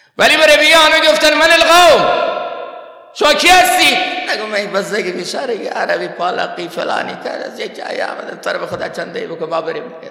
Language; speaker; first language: Persian; non-native, local second language; Baluchi